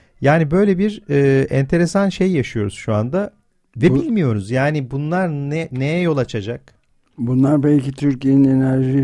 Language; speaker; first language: Turkish; native; Turkish